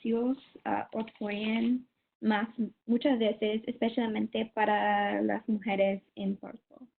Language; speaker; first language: Spanish; non-native, learner; English